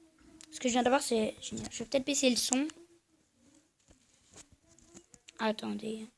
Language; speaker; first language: French; native; French